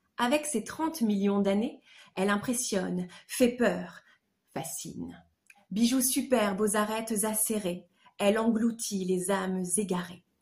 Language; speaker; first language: French; native; French